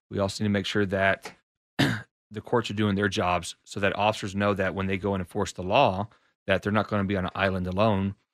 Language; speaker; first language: English; native; English